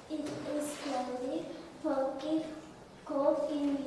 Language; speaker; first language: English; non-native, learner; Kazakh